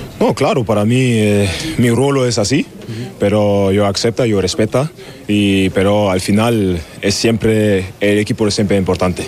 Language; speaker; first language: Spanish; non-native, learner; German